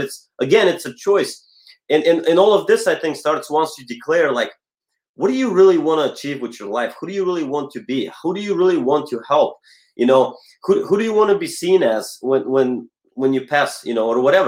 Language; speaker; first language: English; non-native, fluent; Bulgarian